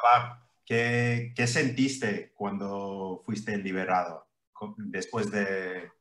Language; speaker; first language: Spanish; early bilingual, heritage; English